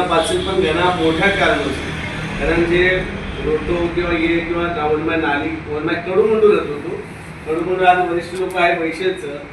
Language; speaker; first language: Marathi; non-native, local second language; Rajasthani